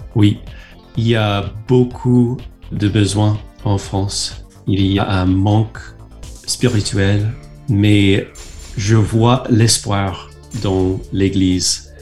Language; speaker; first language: French; non-native, fluent; English